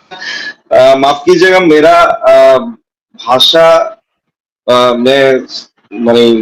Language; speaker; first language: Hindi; non-native, learner; Bangla